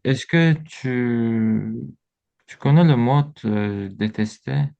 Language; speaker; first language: French; non-native, learner; Azerbaijani